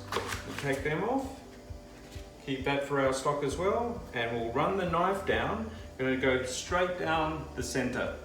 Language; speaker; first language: English; native; English